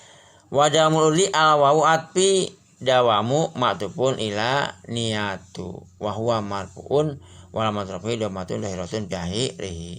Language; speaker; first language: Arabic; non-native, fluent; Sundanese